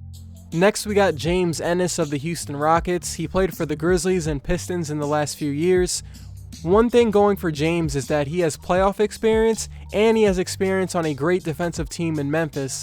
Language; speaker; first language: English; native; English